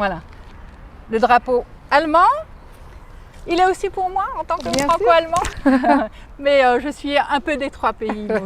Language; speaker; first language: French; native; French